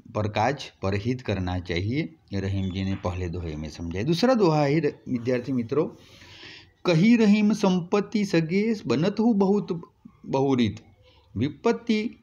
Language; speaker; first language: Hindi; non-native, local second language; Gujarati